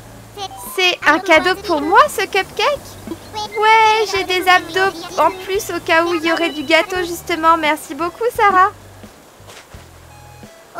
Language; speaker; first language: French; native; French